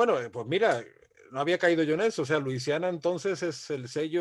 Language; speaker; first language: Spanish; native; Spanish